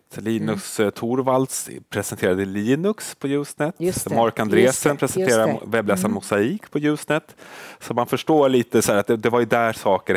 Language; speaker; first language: Swedish; native; Swedish